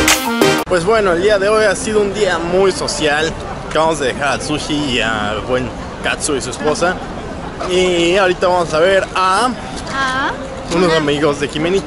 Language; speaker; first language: Spanish; native; Spanish